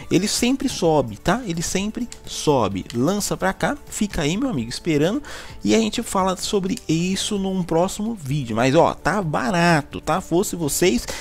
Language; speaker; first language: Portuguese; native; Portuguese